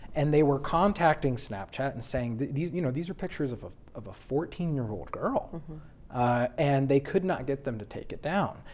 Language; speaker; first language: English; native; English